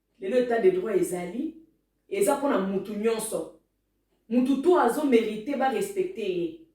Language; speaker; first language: Lingala; non-native, local second language; Luba-Lulua